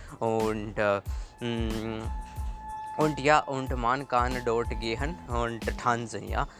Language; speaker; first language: German; non-native, learner; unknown